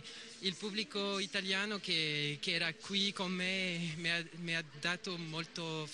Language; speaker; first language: Italian; non-native, learner; French